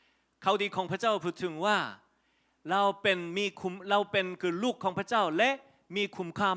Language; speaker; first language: Thai; non-native, fluent; Korean